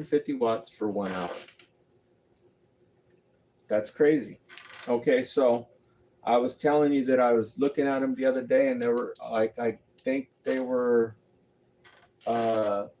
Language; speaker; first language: English; native; English